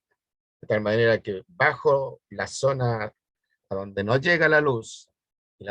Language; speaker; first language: Spanish; native; Spanish